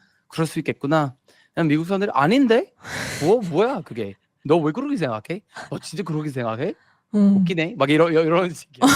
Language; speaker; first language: Korean; non-native, fluent; English